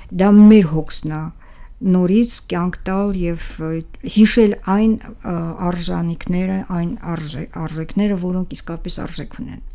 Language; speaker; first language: Armenian; native; Armenian